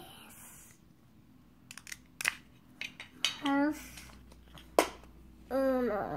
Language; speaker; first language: Spanish; early bilingual, heritage; Spanish